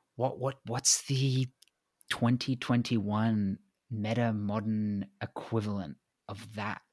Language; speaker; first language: English; native; English